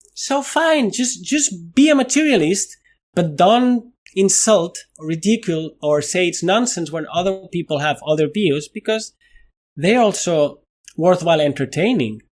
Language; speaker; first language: English; non-native, fluent; Spanish